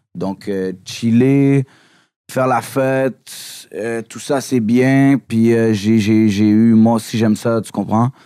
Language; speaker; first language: French; native; French